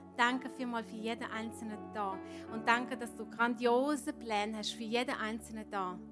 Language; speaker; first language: German; non-native, fluent; Ukrainian